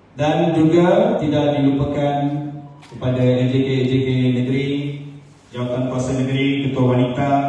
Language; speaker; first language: Malay; non-native, local second language; Tamil